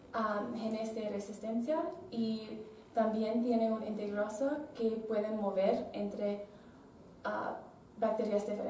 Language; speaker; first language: Spanish; non-native, learner; English